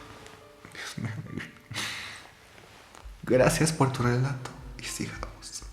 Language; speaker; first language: Spanish; native; Spanish